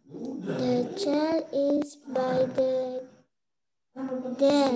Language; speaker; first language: English; non-native, learner; Indonesian